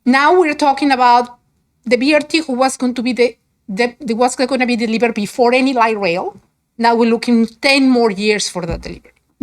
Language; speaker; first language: English; non-native, fluent; Spanish